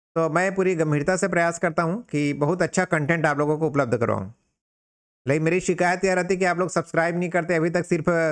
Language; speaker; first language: Hindi; native; Hindi